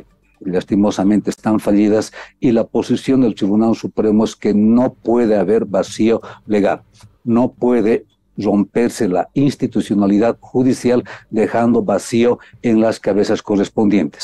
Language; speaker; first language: Spanish; native; Spanish